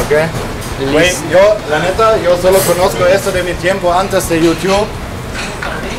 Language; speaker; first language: Spanish; non-native, fluent; German